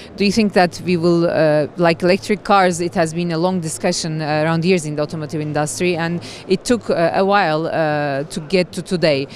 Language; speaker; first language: English; non-native, fluent; Turkish